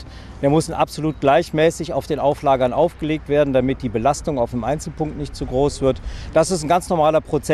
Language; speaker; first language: German; native; German